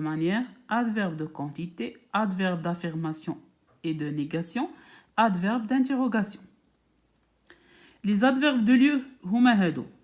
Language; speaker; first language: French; non-native, local second language; Arabic